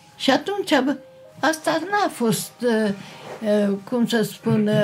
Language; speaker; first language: Romanian; non-native, local second language; Hungarian